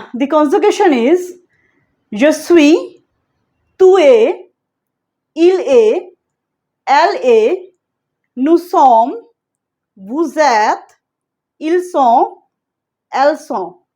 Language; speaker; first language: French; non-native, learner; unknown